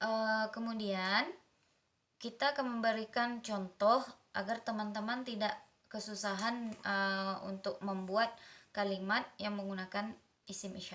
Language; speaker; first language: Indonesian; native; Indonesian